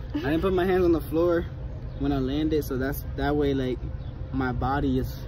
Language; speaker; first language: English; non-native, local second language; Spanish